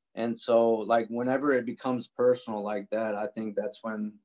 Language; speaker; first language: English; native; English